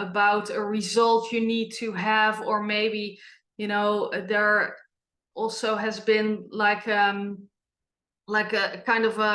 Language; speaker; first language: English; non-native, fluent; Dutch